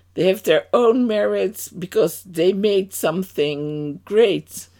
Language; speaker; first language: English; non-native, fluent; Dutch